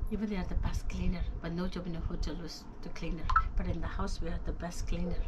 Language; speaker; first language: English; non-native, learner; Hindi